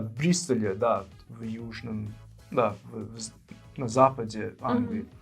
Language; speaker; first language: Russian; non-native, fluent; English